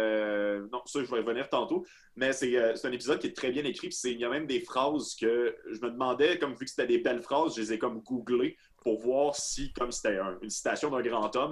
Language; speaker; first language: French; native; French